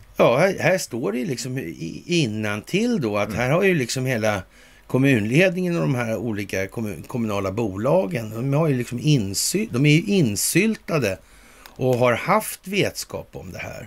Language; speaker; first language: Swedish; native; Swedish